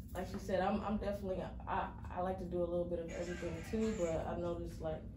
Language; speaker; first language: English; native; English